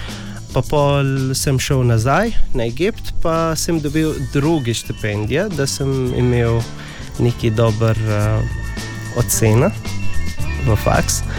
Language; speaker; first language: Slovenian; non-native, learner; Arabic